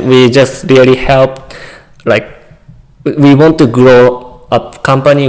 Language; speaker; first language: English; non-native, learner; Japanese